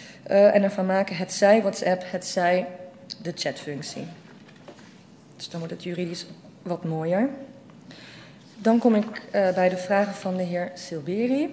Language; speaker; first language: Dutch; native; Dutch